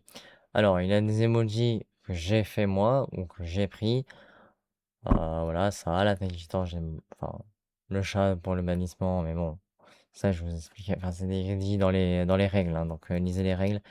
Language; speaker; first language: French; native; French